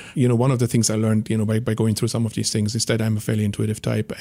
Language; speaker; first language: English; non-native, fluent; German